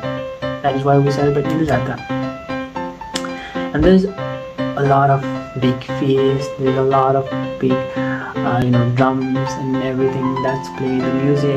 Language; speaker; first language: English; non-native, local second language; Nepali